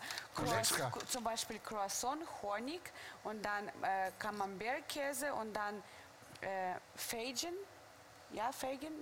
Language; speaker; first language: German; non-native, fluent; Russian